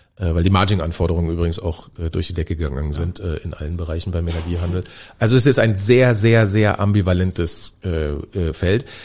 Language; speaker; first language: German; native; German